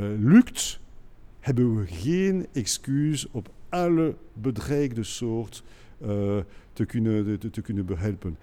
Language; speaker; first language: Dutch; non-native, local second language; French